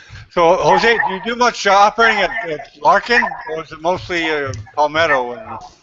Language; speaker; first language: English; native; English